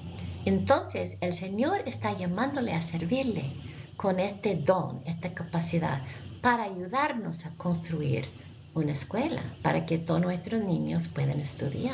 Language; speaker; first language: Spanish; non-native, fluent; English